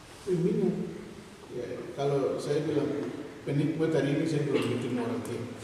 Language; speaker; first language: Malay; non-native, local second language; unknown